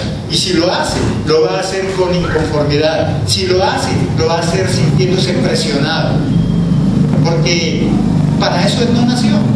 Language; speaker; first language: Spanish; native; Spanish